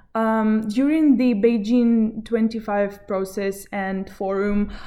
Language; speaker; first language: English; non-native, fluent; Belarusian